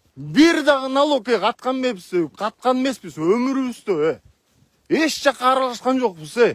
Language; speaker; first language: Russian; non-native, local second language; Kyrgyz